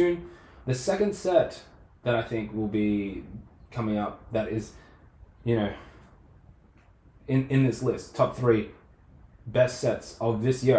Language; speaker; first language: English; native; English